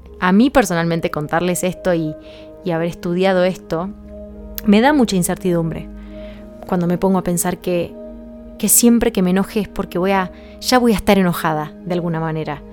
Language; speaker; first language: Spanish; native; Spanish